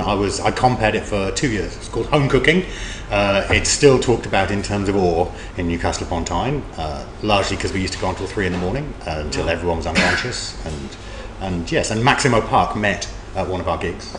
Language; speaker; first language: English; native; English